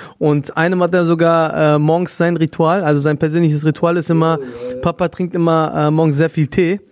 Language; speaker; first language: German; native; German